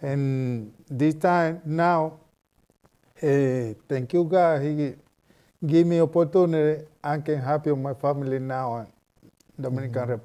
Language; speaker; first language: English; non-native, learner; Spanish